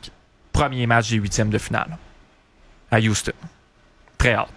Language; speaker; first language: French; native; French